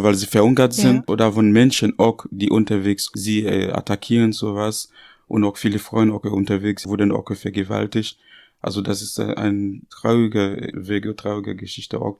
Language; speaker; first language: German; non-native, learner; Haitian Creole